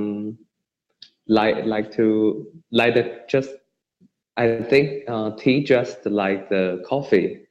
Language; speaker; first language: English; non-native, learner; Chinese